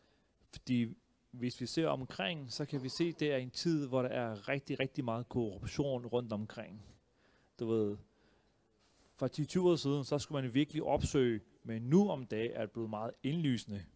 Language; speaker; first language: Danish; early bilingual, other home language; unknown